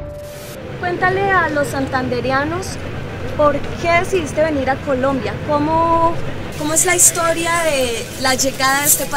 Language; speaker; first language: Spanish; native; Spanish